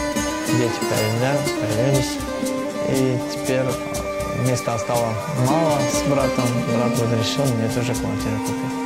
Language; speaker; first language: Russian; non-native, local second language; Tajik